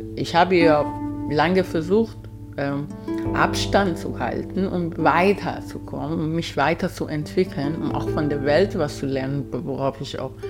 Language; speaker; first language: German; non-native, fluent; Persian